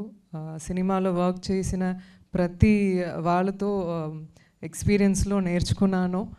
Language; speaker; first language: Telugu; non-native, learner; Tamil